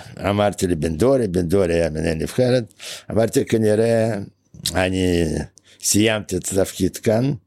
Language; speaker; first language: Hebrew; non-native, fluent; Russian